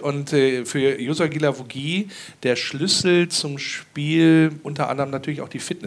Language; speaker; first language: German; native; German